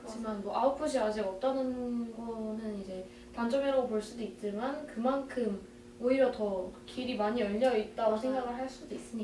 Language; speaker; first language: Korean; native; Korean